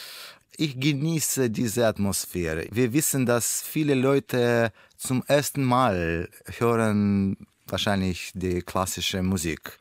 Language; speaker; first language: German; non-native, learner; Russian